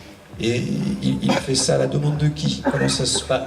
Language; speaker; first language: French; native; French